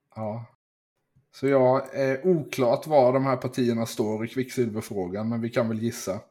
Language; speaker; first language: Swedish; native; Swedish